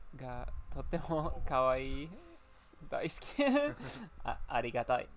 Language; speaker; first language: Japanese; non-native, learner; English